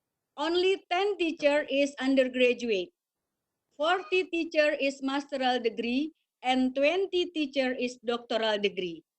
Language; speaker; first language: English; non-native, learner; Indonesian